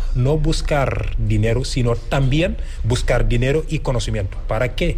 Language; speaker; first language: Spanish; non-native, fluent; Wolof